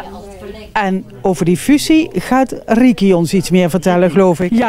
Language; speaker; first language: Dutch; native; Dutch